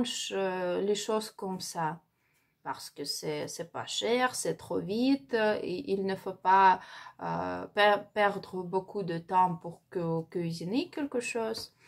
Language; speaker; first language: French; non-native, learner; Ukrainian